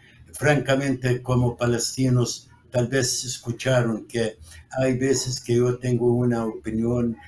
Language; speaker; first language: Spanish; non-native, fluent; Arabic